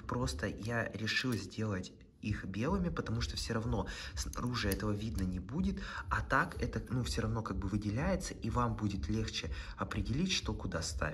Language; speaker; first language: Russian; native; Russian